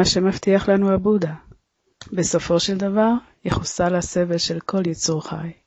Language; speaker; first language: Hebrew; native; Hebrew